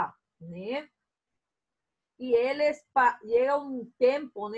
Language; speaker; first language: Spanish; non-native, fluent; Portuguese